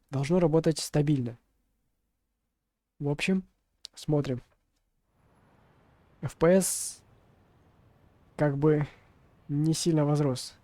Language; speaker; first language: Russian; native; Russian